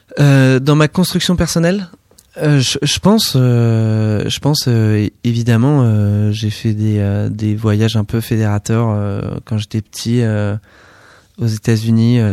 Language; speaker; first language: French; native; French